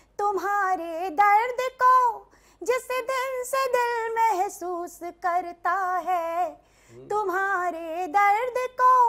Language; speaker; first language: Hindi; native; Hindi